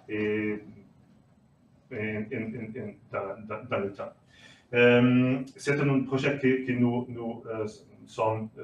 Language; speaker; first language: French; non-native, learner; Portuguese